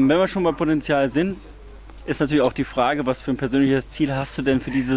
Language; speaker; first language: German; native; German